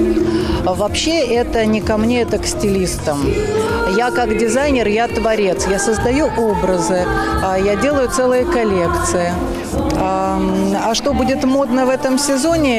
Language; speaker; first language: Russian; native; Russian